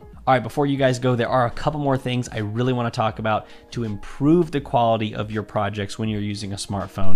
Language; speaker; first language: English; native; English